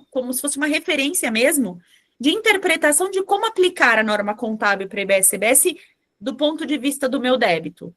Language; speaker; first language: Portuguese; native; Portuguese